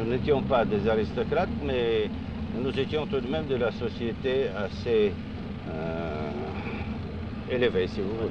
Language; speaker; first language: French; non-native, fluent; Russian